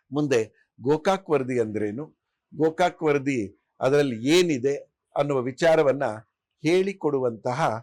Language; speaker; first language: Kannada; native; Kannada